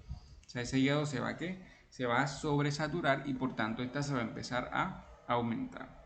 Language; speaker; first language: Spanish; native; Spanish